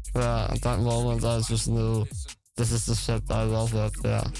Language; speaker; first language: English; non-native, fluent; Dutch